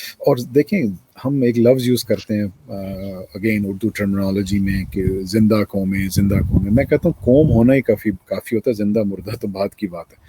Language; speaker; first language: Urdu; native; Urdu